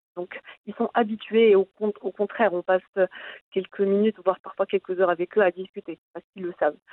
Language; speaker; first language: French; non-native, local second language; Arabic